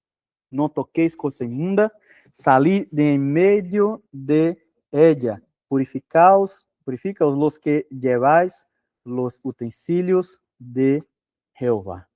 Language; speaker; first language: Spanish; non-native, fluent; Portuguese